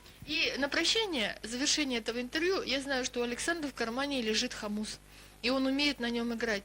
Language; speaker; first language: Russian; native; Russian